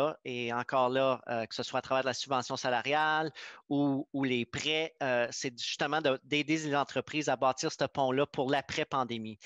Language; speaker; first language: French; native; French